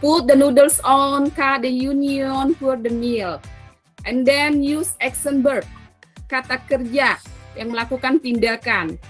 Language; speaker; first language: English; non-native, learner; Indonesian